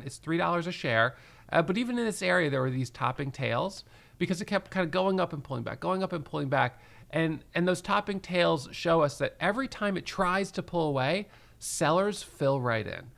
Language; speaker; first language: English; native; English